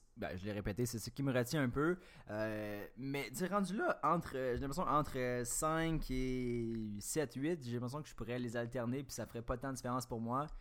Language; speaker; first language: French; native; French